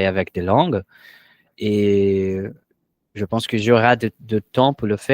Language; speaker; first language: French; non-native, learner; Portuguese